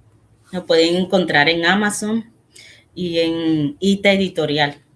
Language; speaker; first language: Spanish; native; Spanish